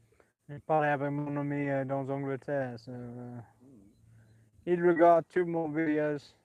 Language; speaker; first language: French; non-native, learner; English